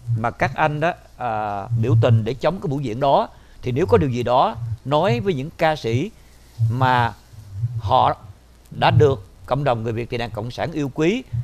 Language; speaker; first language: Vietnamese; native; Vietnamese